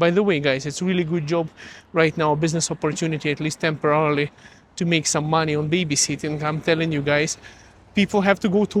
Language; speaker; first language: English; early bilingual, other home language; Russian